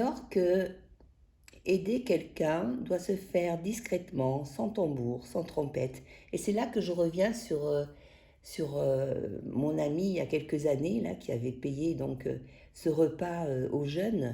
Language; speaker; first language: French; native; French